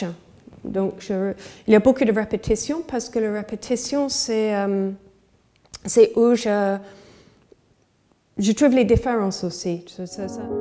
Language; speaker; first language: French; non-native, fluent; English